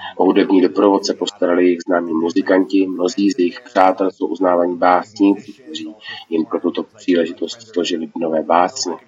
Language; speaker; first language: Czech; non-native, fluent; English